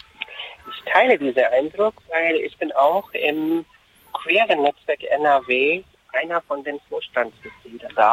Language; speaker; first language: German; non-native, fluent; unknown